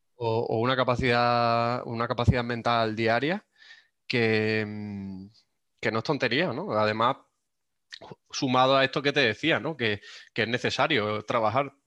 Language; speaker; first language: Spanish; native; Spanish